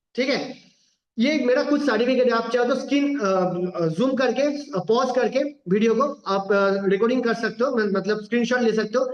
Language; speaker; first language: Hindi; non-native, local second language; Bangla